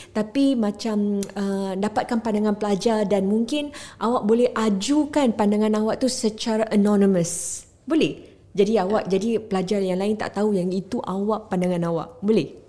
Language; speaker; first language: Malay; native; Malay